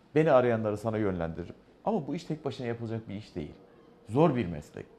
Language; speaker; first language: Turkish; native; Turkish